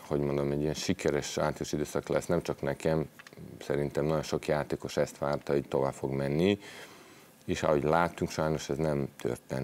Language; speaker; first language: Hungarian; non-native, fluent; Serbian